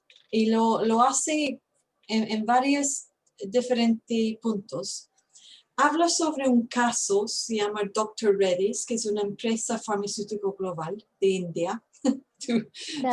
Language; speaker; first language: Spanish; non-native, fluent; English